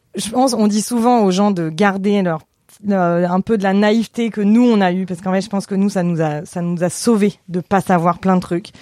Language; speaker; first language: French; native; French